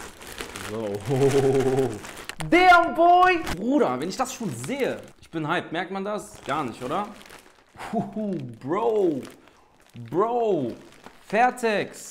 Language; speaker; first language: German; native; German